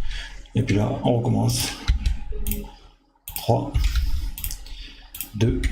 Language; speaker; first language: French; native; French